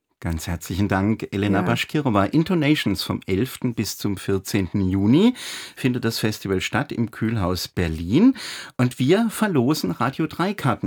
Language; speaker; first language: German; native; German